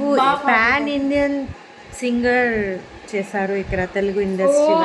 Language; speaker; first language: Telugu; non-native, fluent; Bangla